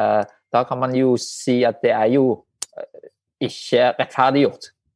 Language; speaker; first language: Norwegian; non-native, fluent; Vietnamese